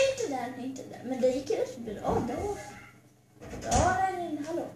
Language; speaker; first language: Swedish; early bilingual, other home language; Albanian